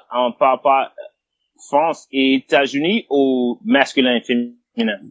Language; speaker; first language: French; non-native, fluent; English